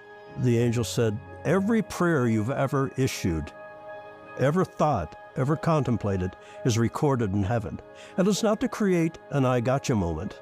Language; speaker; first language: English; native; English